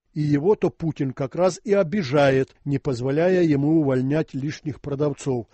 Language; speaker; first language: Russian; non-native, local second language; Ukrainian